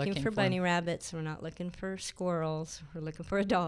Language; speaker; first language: English; native; English